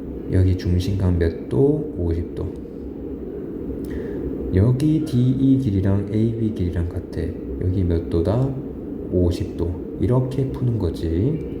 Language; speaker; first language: Korean; native; Korean